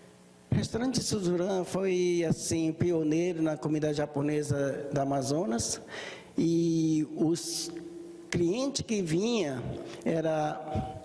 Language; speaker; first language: Portuguese; early bilingual, other home language; Japanese